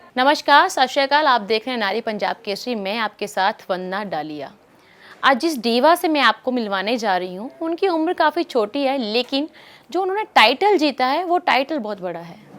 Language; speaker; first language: Hindi; native; Hindi